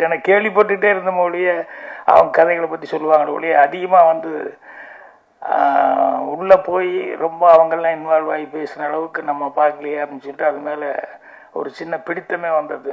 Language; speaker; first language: Tamil; native; Tamil